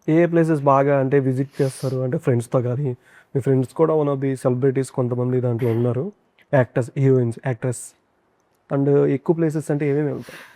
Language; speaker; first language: Telugu; native; Telugu